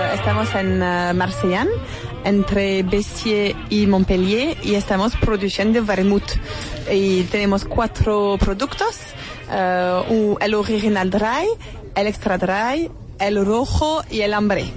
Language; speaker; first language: Spanish; non-native, fluent; French